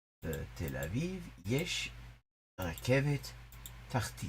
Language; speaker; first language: Hebrew; non-native, learner; English